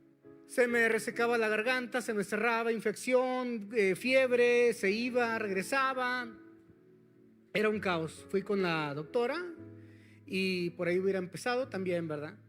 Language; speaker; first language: Spanish; native; Spanish